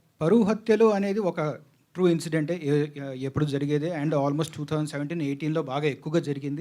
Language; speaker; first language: Telugu; native; Telugu